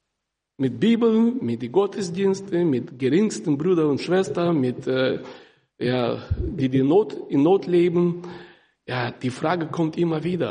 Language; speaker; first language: German; non-native, fluent; Russian